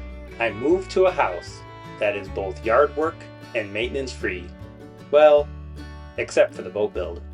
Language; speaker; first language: English; native; English